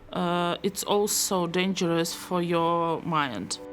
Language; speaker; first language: English; non-native, learner; Belarusian